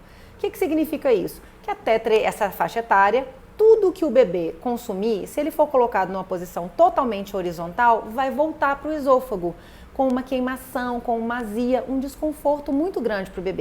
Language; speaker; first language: Portuguese; native; Portuguese